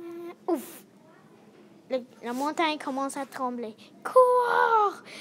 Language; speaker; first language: French; non-native, learner; English